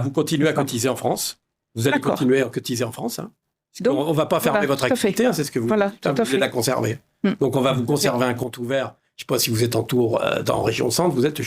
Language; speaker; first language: French; native; French